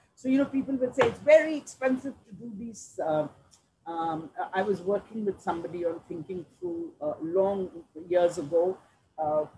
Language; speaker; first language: English; non-native, local second language; Punjabi